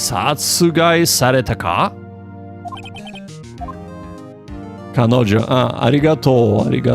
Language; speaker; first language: Japanese; non-native, learner; English